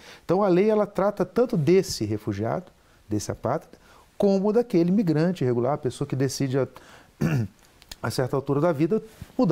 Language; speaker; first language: Portuguese; native; Portuguese